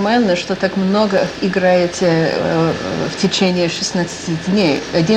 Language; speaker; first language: Russian; non-native, fluent; English